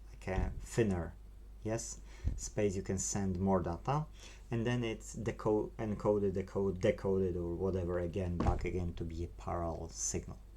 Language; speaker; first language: English; non-native, fluent; Polish